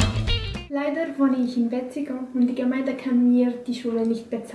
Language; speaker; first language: German; non-native, learner; Arabic